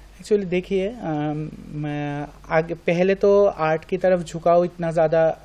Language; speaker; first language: Hindi; non-native, local second language; Bangla